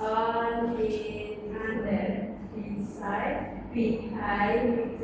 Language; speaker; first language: English; non-native, learner; Indonesian